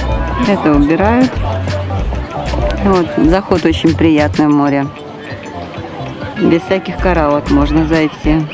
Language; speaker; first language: Russian; native; Russian